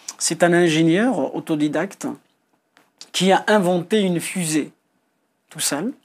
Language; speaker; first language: French; non-native, local second language; Kabyle